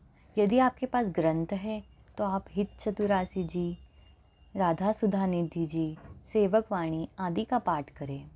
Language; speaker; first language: Hindi; native; Hindi